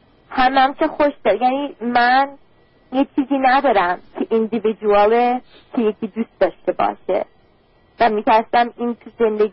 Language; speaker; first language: Persian; early bilingual, heritage; Persian